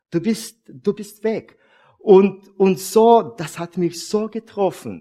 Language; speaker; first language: German; non-native, fluent; Russian